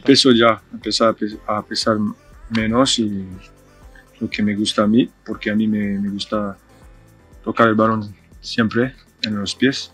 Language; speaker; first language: Spanish; non-native, fluent; French